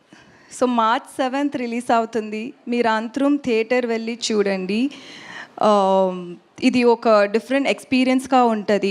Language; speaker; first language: Telugu; non-native, learner; Tamil